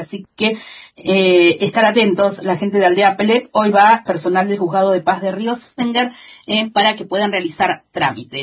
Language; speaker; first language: Spanish; native; Spanish